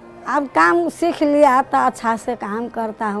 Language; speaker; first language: Hindi; non-native, learner; Maithili